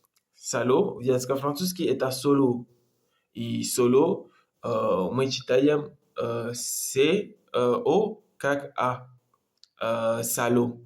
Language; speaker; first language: Russian; non-native, learner; Comorian